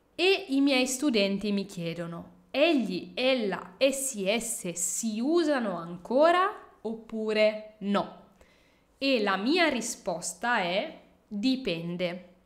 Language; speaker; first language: Italian; native; Italian